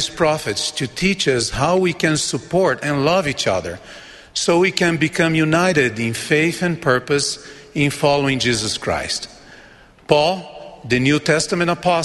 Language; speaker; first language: English; non-native, fluent; Portuguese